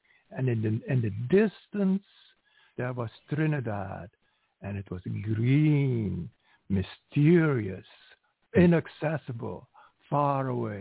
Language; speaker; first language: English; non-native, fluent; Dutch